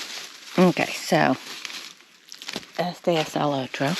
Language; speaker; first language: Spanish; non-native, learner; English